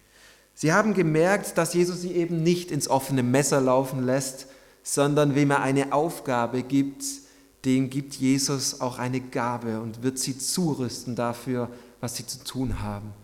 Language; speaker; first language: German; native; German